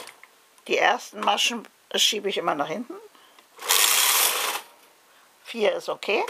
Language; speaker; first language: German; native; German